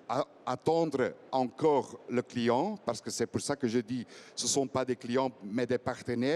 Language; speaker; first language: French; non-native, fluent; Dutch